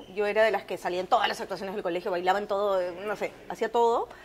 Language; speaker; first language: Spanish; native; Spanish